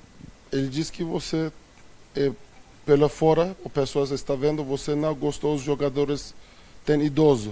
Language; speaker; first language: Portuguese; non-native, fluent; Turkish